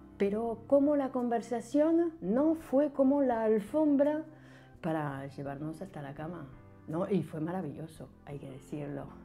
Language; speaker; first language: Spanish; non-native, fluent; French